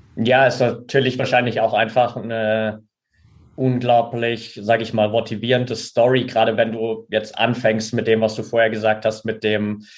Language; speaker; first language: German; native; German